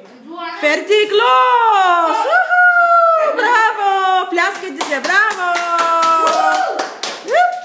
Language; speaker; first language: German; non-native, learner; Bulgarian